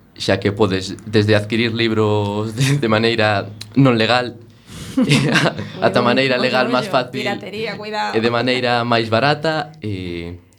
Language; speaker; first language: Galician; non-native, local second language; Spanish